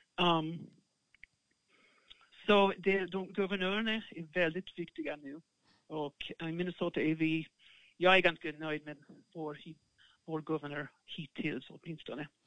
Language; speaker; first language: Swedish; non-native, fluent; English